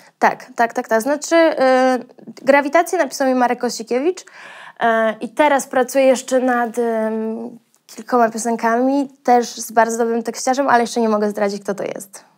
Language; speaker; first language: Polish; native; Polish